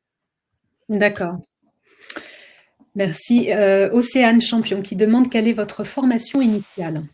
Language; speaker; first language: French; native; French